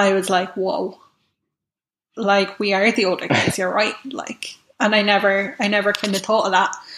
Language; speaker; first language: English; native; English